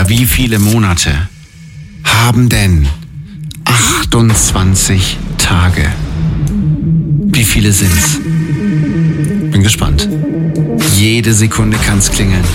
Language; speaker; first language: German; native; German